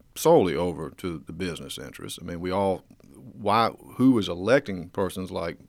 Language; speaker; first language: English; native; English